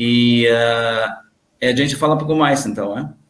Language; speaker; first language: Portuguese; non-native, learner; English